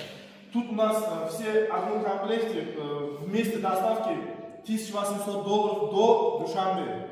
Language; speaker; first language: Russian; non-native, learner; Uzbek